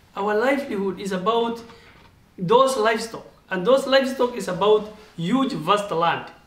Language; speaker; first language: English; non-native, local second language; Oromo